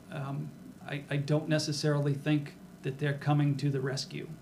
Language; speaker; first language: English; native; English